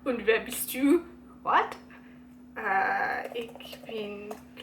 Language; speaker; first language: German; non-native, learner; English